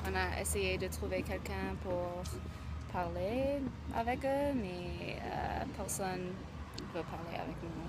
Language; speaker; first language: French; non-native, learner; English